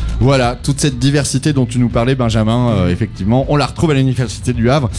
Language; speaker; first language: French; native; French